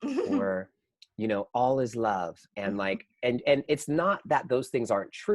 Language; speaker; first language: English; native; English